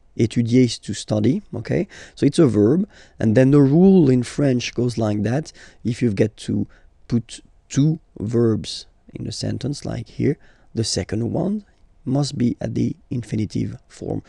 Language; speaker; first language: English; non-native, fluent; French